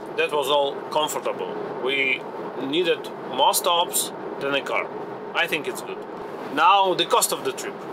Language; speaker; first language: English; non-native, fluent; Ukrainian